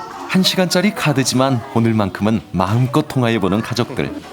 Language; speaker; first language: Korean; native; Korean